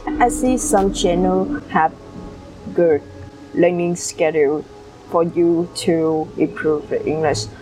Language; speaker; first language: English; non-native, learner; Vietnamese